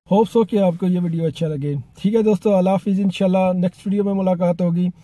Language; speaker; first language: Urdu; non-native, local second language; Punjabi